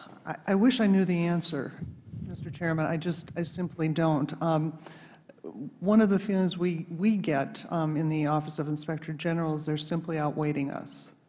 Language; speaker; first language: English; native; English